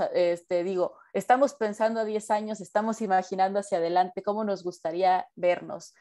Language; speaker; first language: Spanish; native; Spanish